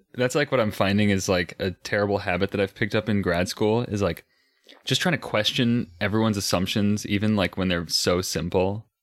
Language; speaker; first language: English; native; English